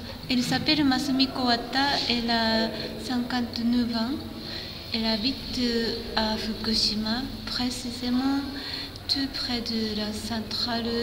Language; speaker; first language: French; non-native, fluent; Japanese